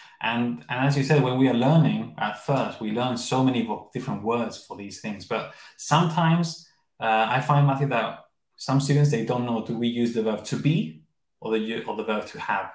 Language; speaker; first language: English; non-native, fluent; Spanish